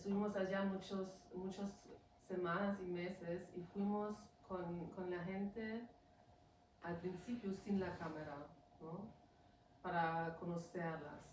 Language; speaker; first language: Spanish; non-native, fluent; German